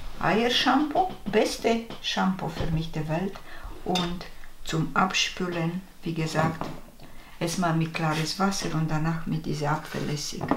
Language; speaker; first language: German; non-native, fluent; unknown